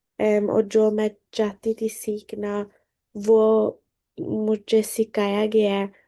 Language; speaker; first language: Hindi; early bilingual, heritage; Hindi